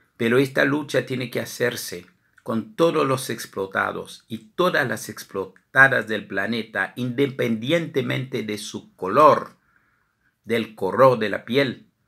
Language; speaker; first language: Spanish; non-native, fluent; Haitian Creole